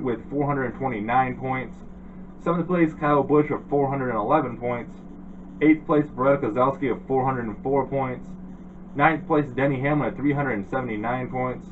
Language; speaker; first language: English; native; English